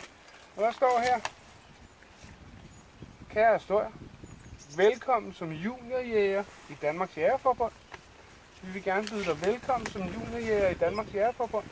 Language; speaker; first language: Danish; native; Danish